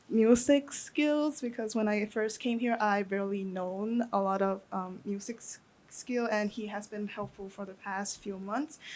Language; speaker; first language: English; non-native, fluent; Thai